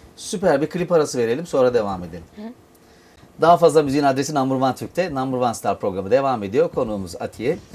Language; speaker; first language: Turkish; native; Turkish